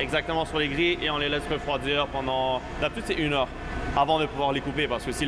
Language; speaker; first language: French; native; French